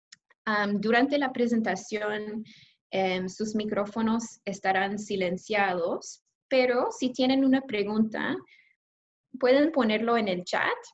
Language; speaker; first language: Spanish; non-native, fluent; English